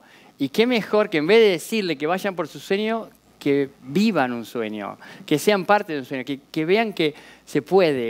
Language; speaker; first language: Spanish; native; Spanish